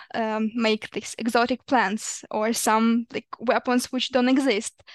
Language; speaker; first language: English; non-native, fluent; Ukrainian